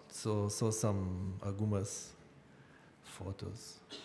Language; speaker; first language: Portuguese; non-native, learner; German